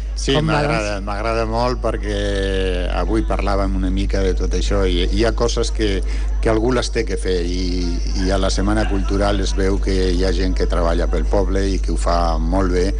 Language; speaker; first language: Catalan; non-native, local second language; Spanish